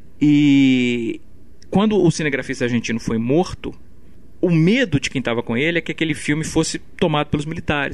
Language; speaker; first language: Portuguese; native; Portuguese